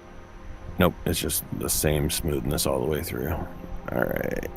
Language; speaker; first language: English; native; English